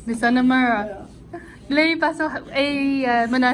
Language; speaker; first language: Arabic; non-native, learner; English